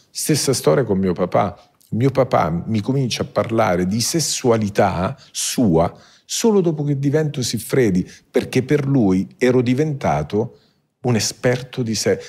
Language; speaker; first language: Italian; native; Italian